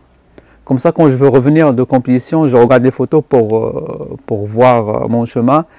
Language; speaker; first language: French; non-native, local second language; Arabic